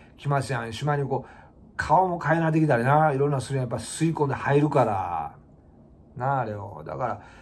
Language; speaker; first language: Japanese; native; Japanese